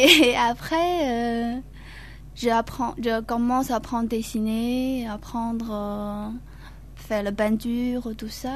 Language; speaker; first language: French; non-native, learner; Chinese